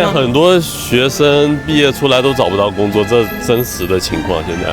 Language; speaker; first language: Chinese; native; Chinese